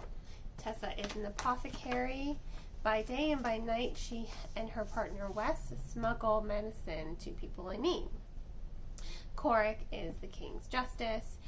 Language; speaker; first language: English; native; English